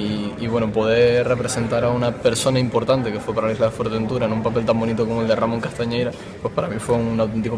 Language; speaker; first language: Spanish; native; Spanish